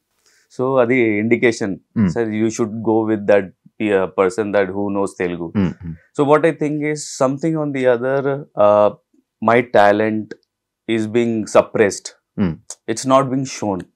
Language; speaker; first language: Telugu; non-native, learner; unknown